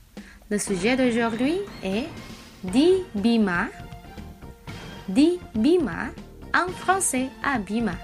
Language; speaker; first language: French; non-native, fluent; Indonesian